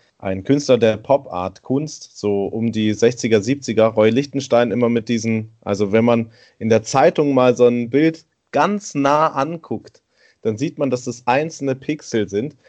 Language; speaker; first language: German; native; German